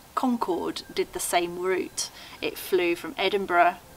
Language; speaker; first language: English; native; English